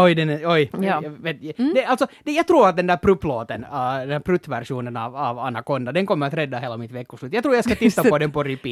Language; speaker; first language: Swedish; native; Swedish